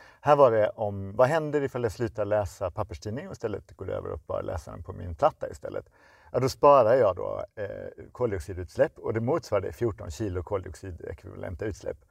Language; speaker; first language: Swedish; native; Swedish